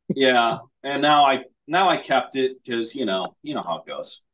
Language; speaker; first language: English; native; English